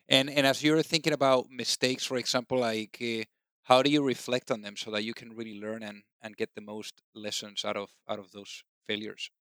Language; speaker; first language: English; non-native, fluent; Spanish